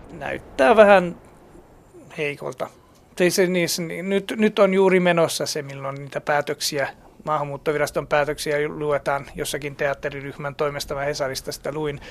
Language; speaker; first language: Finnish; non-native, fluent; Hungarian